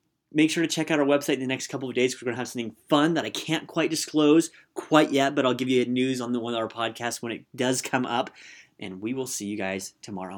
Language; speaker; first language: English; native; English